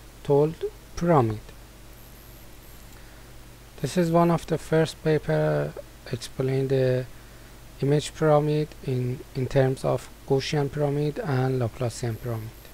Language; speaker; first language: English; non-native, fluent; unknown